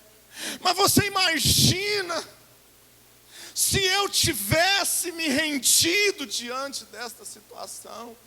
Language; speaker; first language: Portuguese; native; Portuguese